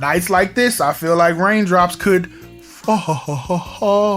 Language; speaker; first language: English; native; English